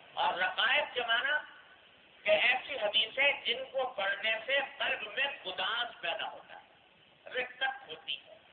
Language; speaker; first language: Urdu; non-native, local second language; Pashto